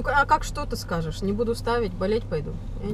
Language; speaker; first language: Russian; native; Russian